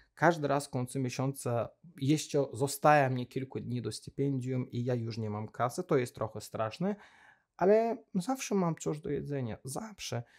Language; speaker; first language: Polish; non-native, learner; Azerbaijani